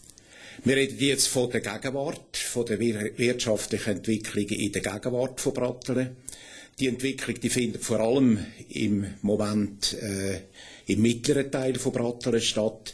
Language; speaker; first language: German; native; German